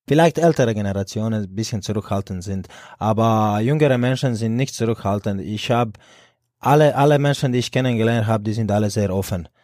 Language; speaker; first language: German; non-native, fluent; Croatian